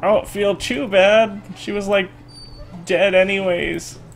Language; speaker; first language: English; native; English